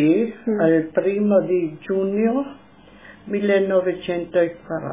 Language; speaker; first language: Italian; non-native, local second language; German